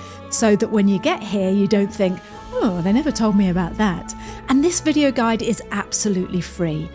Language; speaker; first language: English; native; English